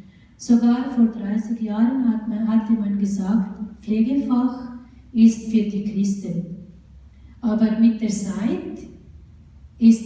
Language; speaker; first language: German; non-native, fluent; Urdu